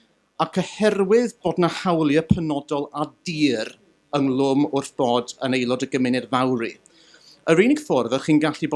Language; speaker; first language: Welsh; native; Welsh